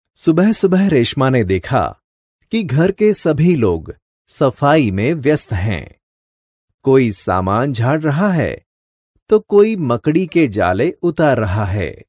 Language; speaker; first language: Hindi; non-native, local second language; Gujarati